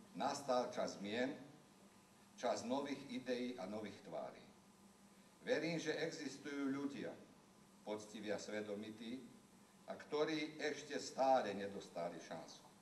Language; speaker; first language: Slovak; early bilingual, heritage; Slovak